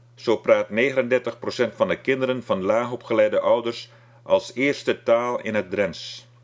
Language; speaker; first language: Dutch; non-native, local second language; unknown